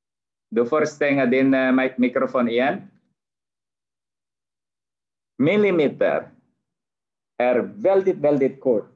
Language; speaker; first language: Swedish; non-native, fluent; Arabic